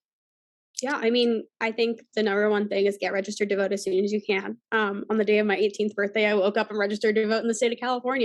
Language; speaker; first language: English; native; English